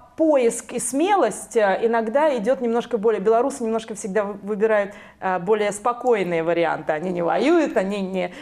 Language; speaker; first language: Russian; non-native, local second language; Belarusian